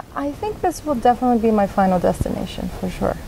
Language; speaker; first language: English; native; English